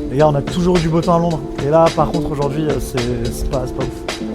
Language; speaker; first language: French; native; French